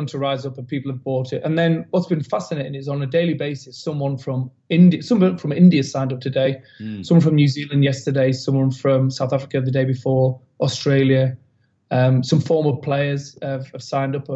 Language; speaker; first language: English; native; English